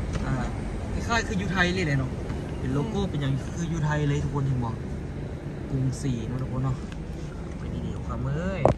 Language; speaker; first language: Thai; non-native, local second language; Northeastern Thai